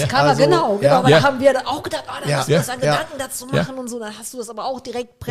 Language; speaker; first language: German; native; German